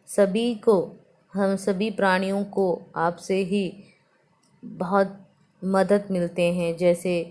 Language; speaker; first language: Hindi; non-native, local second language; Malayalam